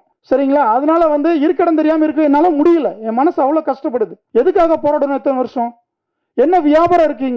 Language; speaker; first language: Tamil; native; Tamil